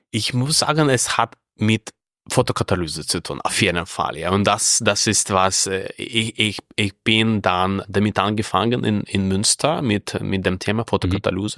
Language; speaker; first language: German; non-native, fluent; Russian